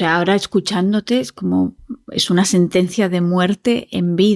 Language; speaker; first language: Spanish; native; Spanish